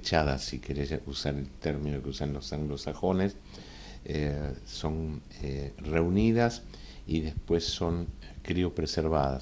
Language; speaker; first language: Spanish; native; Spanish